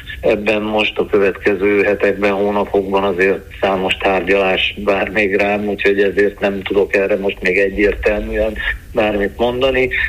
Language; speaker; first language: Hungarian; native; Hungarian